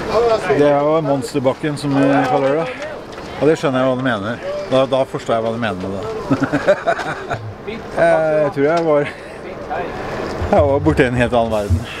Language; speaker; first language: Norwegian; native; Norwegian